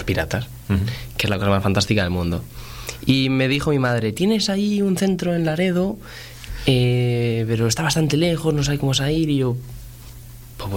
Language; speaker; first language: Spanish; native; Spanish